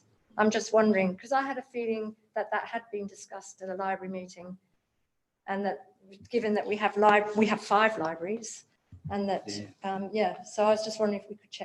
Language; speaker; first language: English; native; English